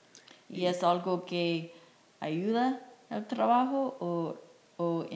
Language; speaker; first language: Spanish; non-native, fluent; English